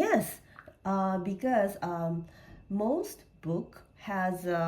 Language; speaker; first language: English; non-native, learner; Japanese